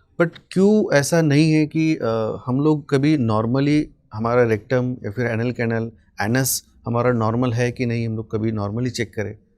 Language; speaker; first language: Hindi; non-native, local second language; Marathi